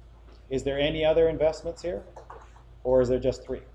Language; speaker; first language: English; native; English